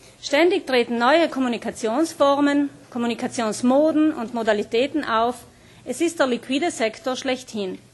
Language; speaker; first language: German; native; German